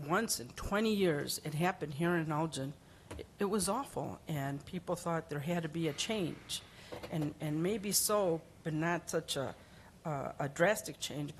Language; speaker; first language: English; early bilingual, other home language; Spanish